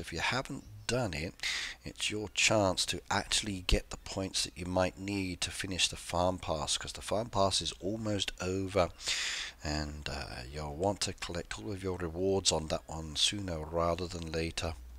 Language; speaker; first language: English; native; English